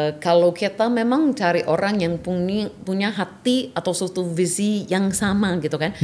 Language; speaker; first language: Indonesian; non-native, fluent; English